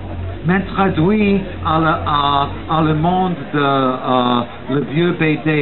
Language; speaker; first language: French; non-native, learner; English